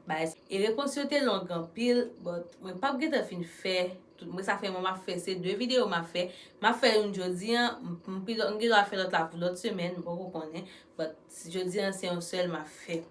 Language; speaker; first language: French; non-native, learner; Haitian Creole